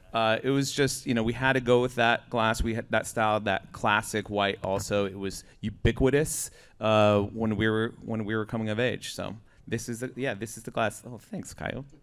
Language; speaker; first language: English; native; English